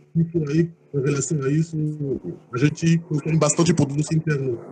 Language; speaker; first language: Portuguese; non-native, fluent; French